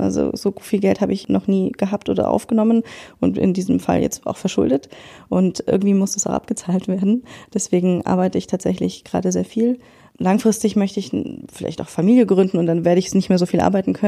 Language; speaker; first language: German; native; German